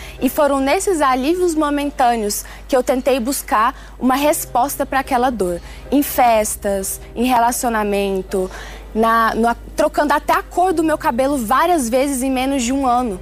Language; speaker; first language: Portuguese; early bilingual, other home language; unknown